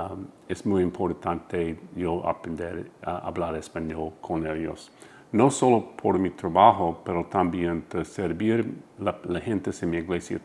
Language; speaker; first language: Spanish; non-native, learner; English